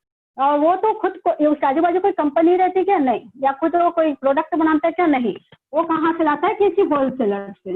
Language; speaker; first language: Hindi; native; Hindi